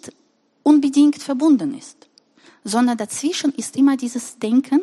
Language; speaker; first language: German; non-native, fluent; Russian